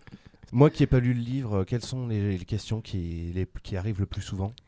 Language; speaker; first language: French; native; French